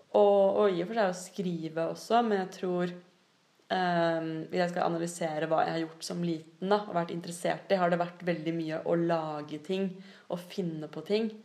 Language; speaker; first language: Norwegian; native; Norwegian